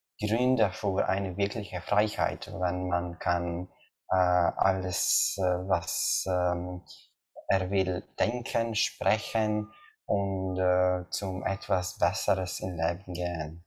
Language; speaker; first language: German; non-native, learner; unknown